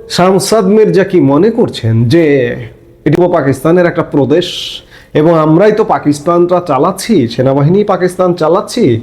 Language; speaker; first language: Bangla; native; Bangla